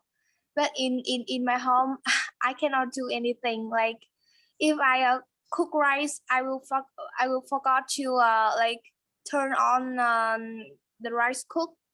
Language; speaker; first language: English; non-native, learner; Vietnamese